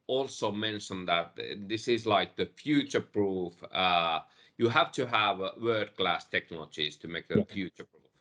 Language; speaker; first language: English; non-native, fluent; Finnish